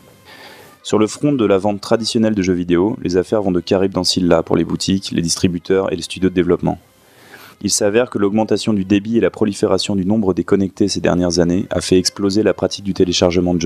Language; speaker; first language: French; native; French